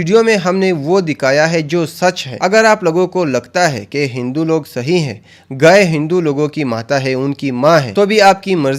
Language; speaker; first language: Hindi; native; Hindi